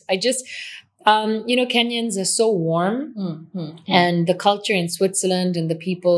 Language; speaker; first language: English; non-native, local second language; Swahili